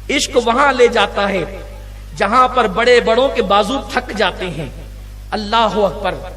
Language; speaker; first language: Urdu; native; Urdu